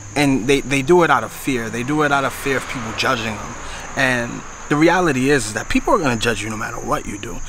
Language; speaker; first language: English; native; English